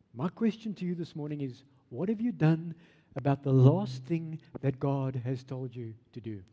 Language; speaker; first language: English; non-native, local second language; Afrikaans